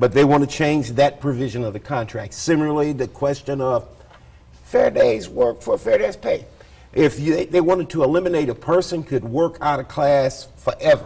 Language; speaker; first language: English; native; English